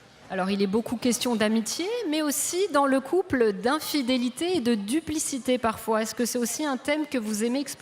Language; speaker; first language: French; native; French